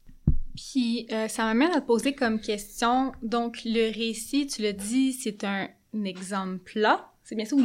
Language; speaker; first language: French; native; French